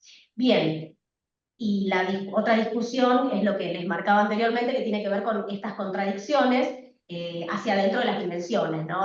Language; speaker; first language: Spanish; native; Spanish